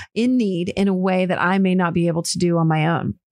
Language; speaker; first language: English; early bilingual, other home language; Portuguese